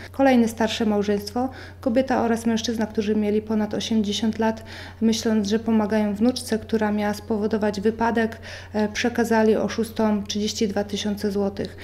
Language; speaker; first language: Polish; native; Polish